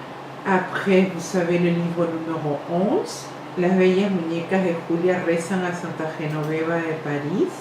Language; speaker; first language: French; non-native, fluent; Spanish